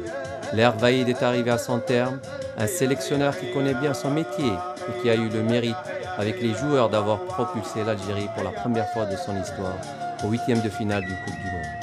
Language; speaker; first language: French; non-native, local second language; Arabic